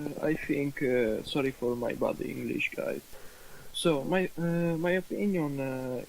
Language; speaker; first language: English; non-native, learner; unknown